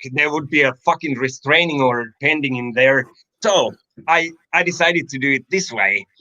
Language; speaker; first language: English; non-native, fluent; Finnish